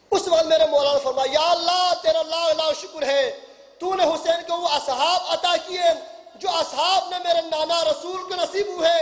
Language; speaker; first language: Urdu; non-native, local second language; Punjabi